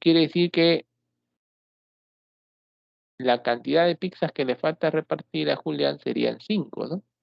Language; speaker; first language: Spanish; native; Spanish